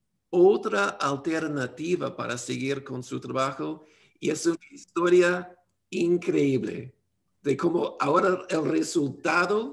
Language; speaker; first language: Spanish; non-native, learner; English